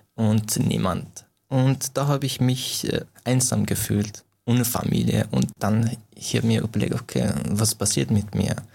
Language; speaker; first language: German; non-native, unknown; Persian